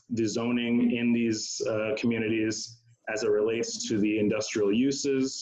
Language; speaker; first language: English; native; English